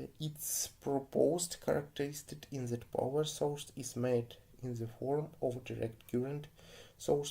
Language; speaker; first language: English; non-native, fluent; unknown